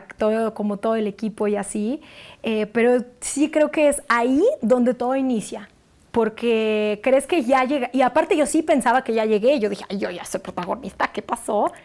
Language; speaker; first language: Spanish; non-native, fluent; Russian